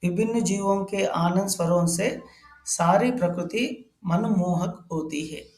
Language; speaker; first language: Hindi; non-native, local second language; Telugu